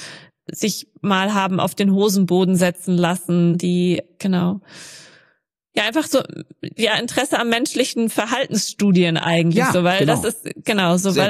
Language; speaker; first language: German; native; German